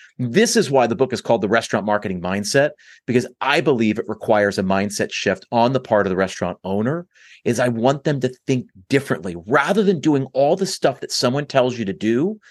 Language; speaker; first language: English; native; English